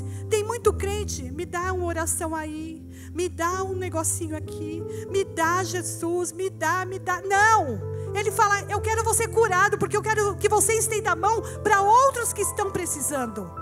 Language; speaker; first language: Portuguese; native; Portuguese